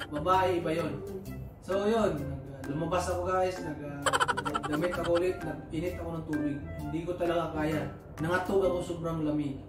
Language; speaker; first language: Filipino; non-native, local second language; Cebuano